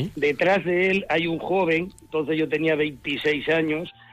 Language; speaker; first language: Spanish; native; Spanish